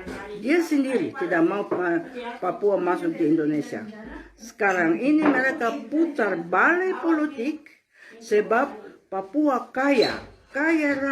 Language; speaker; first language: Indonesian; non-native, local second language; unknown